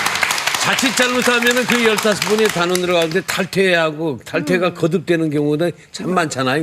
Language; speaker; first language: Korean; native; Korean